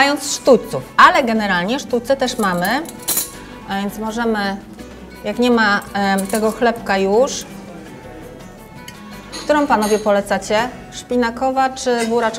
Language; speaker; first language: Polish; native; Polish